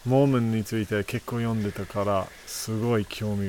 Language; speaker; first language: Japanese; non-native, fluent; English